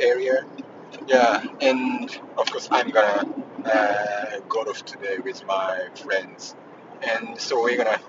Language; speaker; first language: English; non-native, learner; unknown